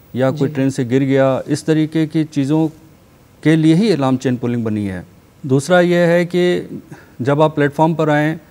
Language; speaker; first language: Hindi; native; Hindi